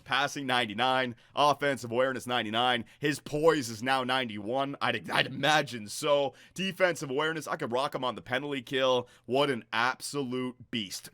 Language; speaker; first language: English; native; English